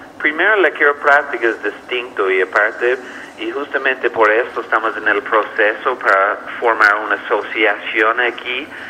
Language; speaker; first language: Spanish; non-native, fluent; English